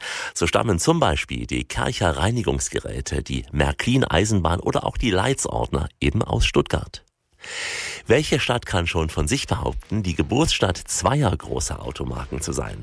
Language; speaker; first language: German; native; German